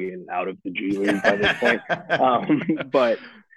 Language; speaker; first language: English; native; English